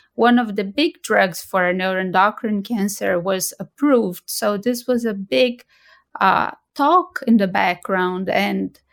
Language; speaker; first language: English; non-native, fluent; Portuguese